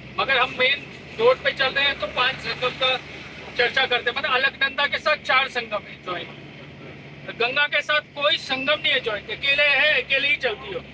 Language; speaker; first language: Hindi; non-native, local second language; Bangla